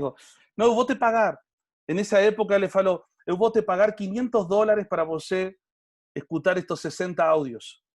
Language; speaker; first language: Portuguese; non-native, learner; Spanish